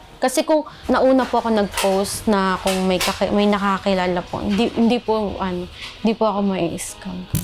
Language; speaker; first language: Filipino; native; Filipino